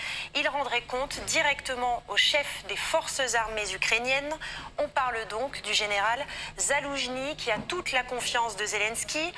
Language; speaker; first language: French; native; French